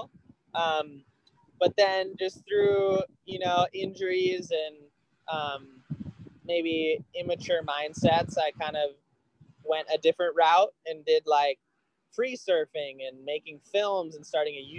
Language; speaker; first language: English; native; English